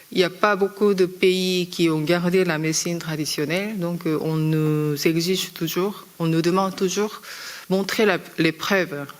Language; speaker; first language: French; non-native, fluent; Korean